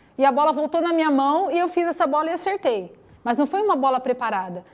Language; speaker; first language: Portuguese; native; Portuguese